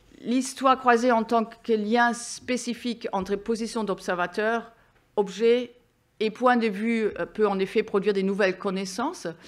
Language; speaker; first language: French; non-native, fluent; German